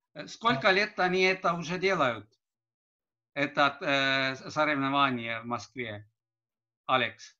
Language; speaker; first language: Russian; non-native, learner; Estonian